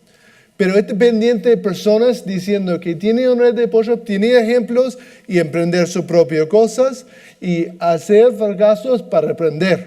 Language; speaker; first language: Spanish; non-native, fluent; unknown